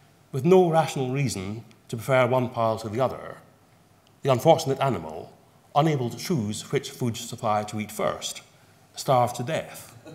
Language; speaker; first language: English; native; English